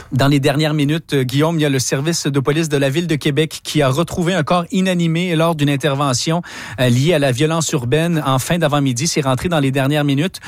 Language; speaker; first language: French; native; French